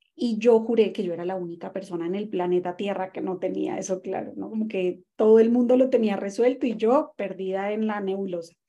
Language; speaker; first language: Spanish; native; Spanish